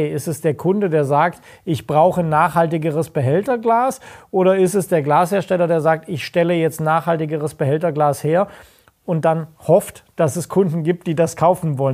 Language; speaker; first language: German; native; German